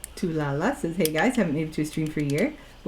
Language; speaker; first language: English; native; English